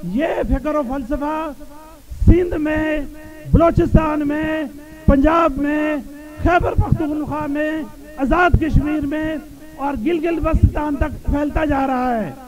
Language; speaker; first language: Urdu; non-native, local second language; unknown